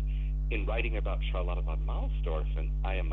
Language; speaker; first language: English; native; English